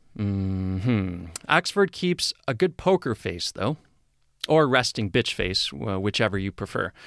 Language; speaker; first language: English; native; English